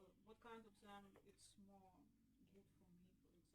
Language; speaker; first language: English; non-native, learner; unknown